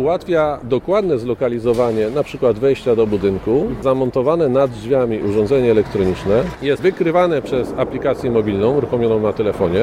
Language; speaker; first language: Polish; native; Polish